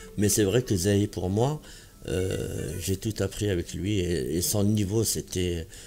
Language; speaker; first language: French; non-native, local second language; Arabic